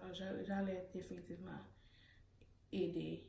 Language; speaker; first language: French; early bilingual, heritage; Haitian Creole